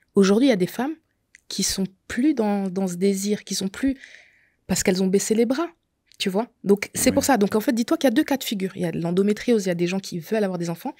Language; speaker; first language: French; native; French